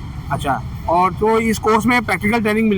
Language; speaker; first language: Hindi; native; Hindi